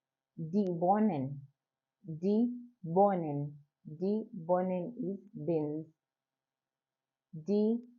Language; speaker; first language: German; non-native, learner; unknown